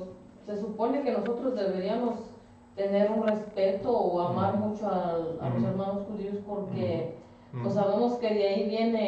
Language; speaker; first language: Spanish; native; Spanish